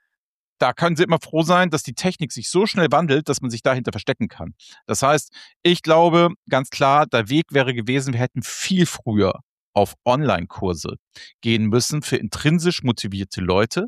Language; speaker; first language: German; native; German